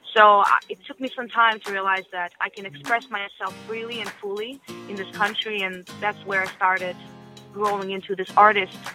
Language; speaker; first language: English; non-native, fluent; Russian